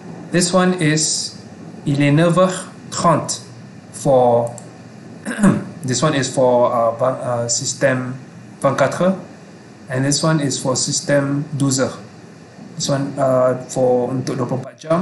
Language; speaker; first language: English; non-native, local second language; Malay